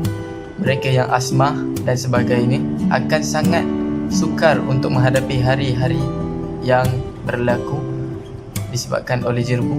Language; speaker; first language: Malay; native; Malay